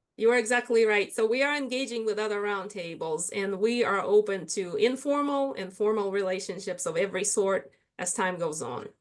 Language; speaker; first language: English; non-native, fluent; Russian